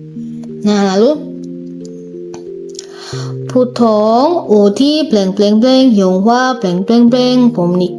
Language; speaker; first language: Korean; non-native, fluent; Indonesian